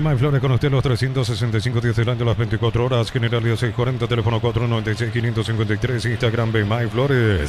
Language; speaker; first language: Spanish; native; Spanish